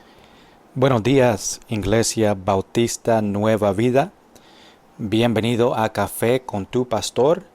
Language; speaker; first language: Spanish; non-native, fluent; English